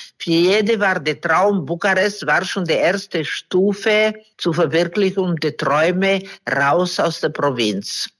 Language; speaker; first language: German; non-native, fluent; Romanian